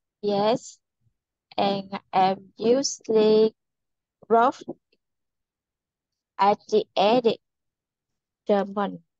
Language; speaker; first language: English; non-native, learner; Vietnamese